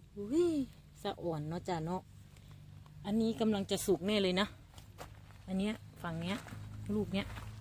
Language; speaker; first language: Thai; native; Thai